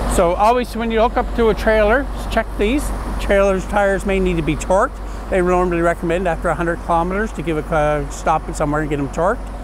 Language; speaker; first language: English; native; English